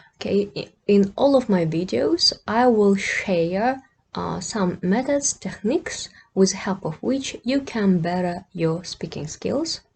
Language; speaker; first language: English; non-native, fluent; Kazakh